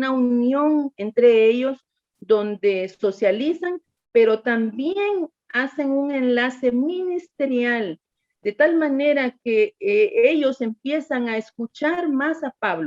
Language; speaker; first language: Spanish; native; Spanish